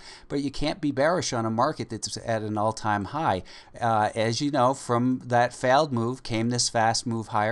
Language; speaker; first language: English; native; English